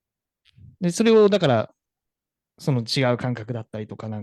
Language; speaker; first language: Japanese; native; Japanese